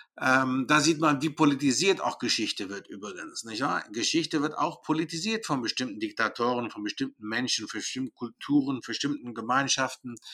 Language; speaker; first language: German; early bilingual, other home language; Greek